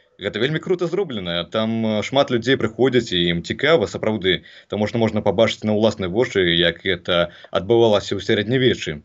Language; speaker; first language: Belarusian; non-native, local second language; Russian